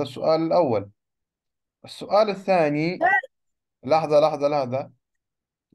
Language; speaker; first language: Arabic; non-native, fluent; Urdu